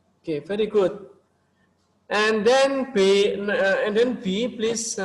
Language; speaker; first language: English; non-native, local second language; Indonesian